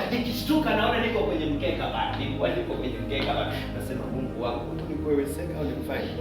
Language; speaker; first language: Swahili; native; Swahili